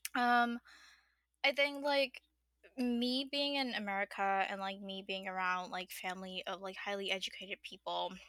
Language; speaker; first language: English; non-native, fluent; Burmese